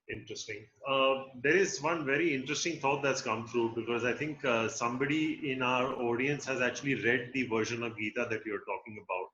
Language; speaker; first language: English; non-native, local second language; Hindi